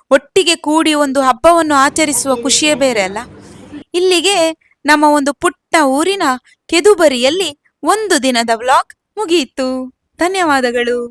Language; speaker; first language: Kannada; non-native, local second language; Konkani